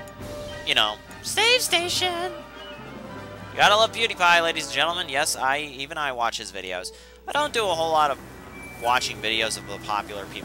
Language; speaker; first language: English; native; English